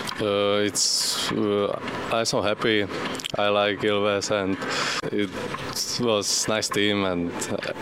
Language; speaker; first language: English; non-native, learner; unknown